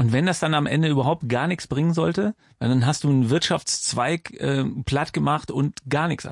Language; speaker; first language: German; native; German